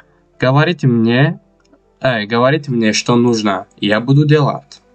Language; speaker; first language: Russian; non-native, local second language; Tajik